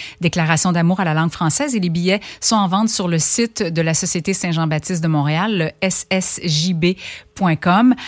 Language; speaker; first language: French; native; French